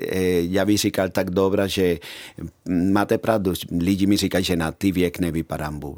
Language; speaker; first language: Czech; non-native, fluent; Spanish